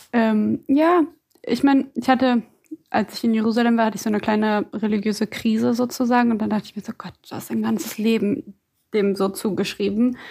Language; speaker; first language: German; native; German